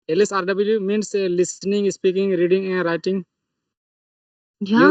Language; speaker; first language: English; non-native, learner; Santali